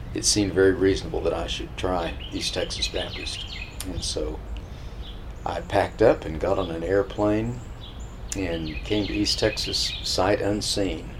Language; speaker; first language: English; native; English